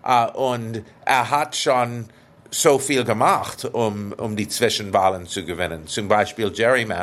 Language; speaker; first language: German; early bilingual, heritage; English